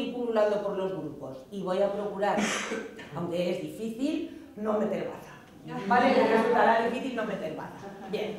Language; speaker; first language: Spanish; native; Spanish